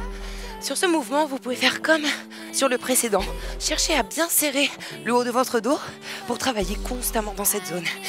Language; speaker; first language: French; native; French